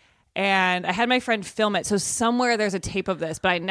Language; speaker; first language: English; native; English